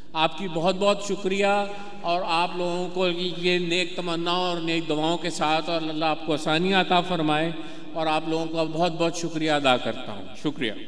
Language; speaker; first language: Urdu; non-native, local second language; Punjabi